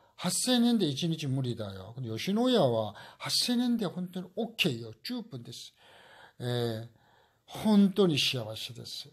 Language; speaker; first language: Japanese; non-native, learner; Korean